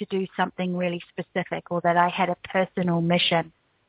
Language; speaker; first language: English; native; English